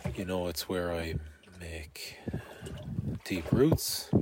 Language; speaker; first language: English; native; English